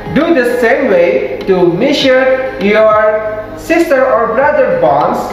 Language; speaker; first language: English; non-native, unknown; Indonesian